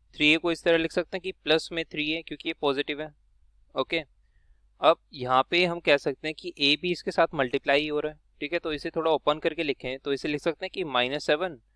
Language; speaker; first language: Hindi; native; Hindi